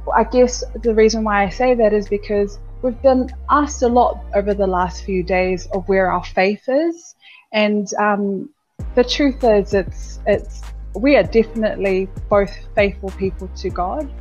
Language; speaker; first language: English; native; English